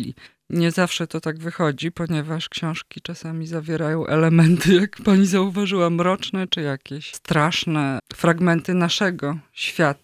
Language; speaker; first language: Polish; native; Polish